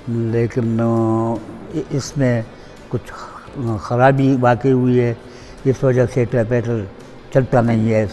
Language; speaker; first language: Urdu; non-native, local second language; Pashto